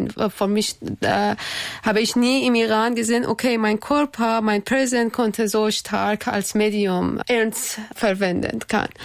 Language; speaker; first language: German; non-native, learner; Persian